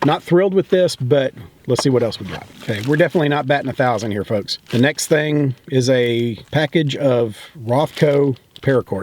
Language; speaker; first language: English; native; English